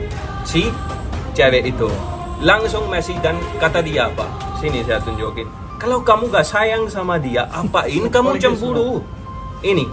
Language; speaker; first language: Indonesian; non-native, fluent; Hindi